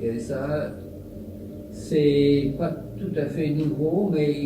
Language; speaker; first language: French; non-native, fluent; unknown